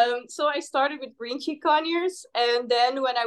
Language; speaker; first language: English; non-native, fluent; Dutch